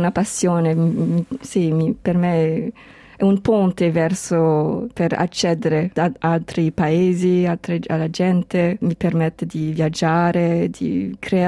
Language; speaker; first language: Italian; non-native, fluent; English